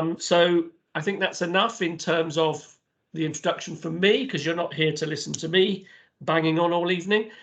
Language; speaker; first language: English; native; English